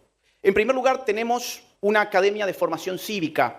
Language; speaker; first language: Spanish; native; Spanish